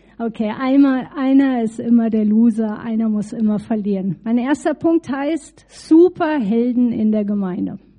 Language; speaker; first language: German; native; German